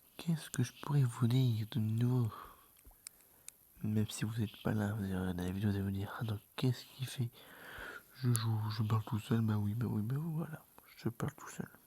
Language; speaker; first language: French; native; French